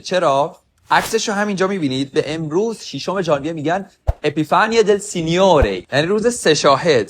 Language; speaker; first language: Persian; native; Persian